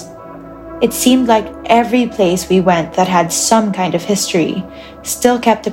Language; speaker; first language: English; non-native, local second language; Filipino